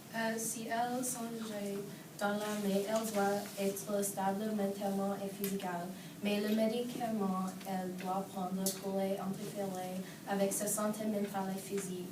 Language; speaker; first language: French; non-native, learner; English